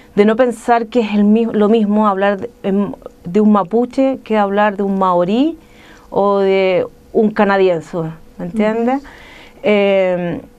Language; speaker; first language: Spanish; native; Spanish